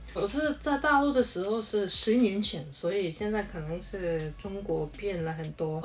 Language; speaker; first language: Chinese; non-native, fluent; Tuvinian